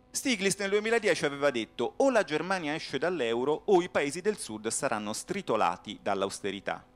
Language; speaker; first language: Italian; native; Italian